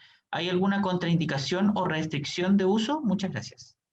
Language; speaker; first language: Spanish; native; Spanish